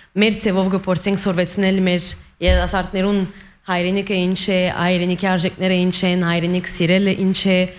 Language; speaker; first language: Armenian; early bilingual, heritage; Armenian